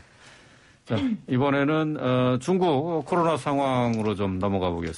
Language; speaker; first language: Korean; native; Korean